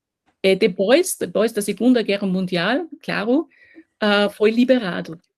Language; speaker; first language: Portuguese; non-native, fluent; German